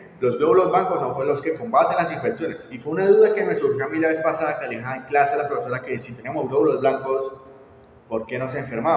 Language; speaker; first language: Spanish; native; Spanish